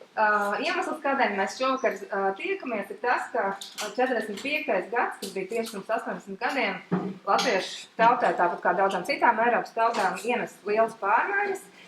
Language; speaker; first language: Latvian; native; Latvian